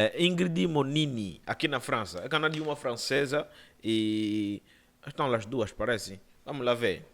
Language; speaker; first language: Portuguese; native; Portuguese